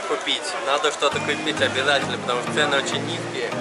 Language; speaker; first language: Russian; native; Russian